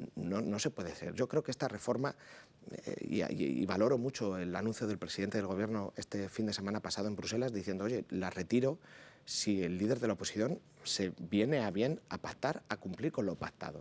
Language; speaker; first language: Spanish; native; Spanish